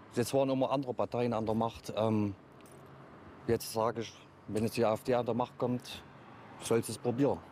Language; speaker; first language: German; non-native, fluent; Arabic